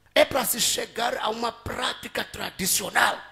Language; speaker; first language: Portuguese; non-native, local second language; Tsonga